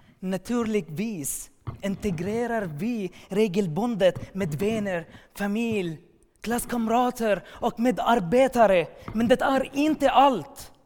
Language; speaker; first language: Swedish; non-native, learner; Arabic